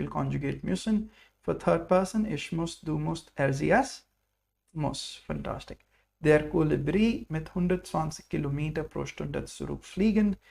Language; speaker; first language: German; non-native, fluent; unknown